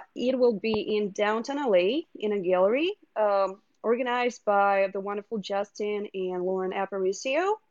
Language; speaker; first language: English; non-native, fluent; Russian